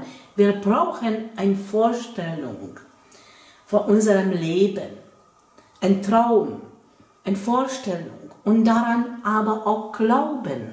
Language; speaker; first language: German; non-native, fluent; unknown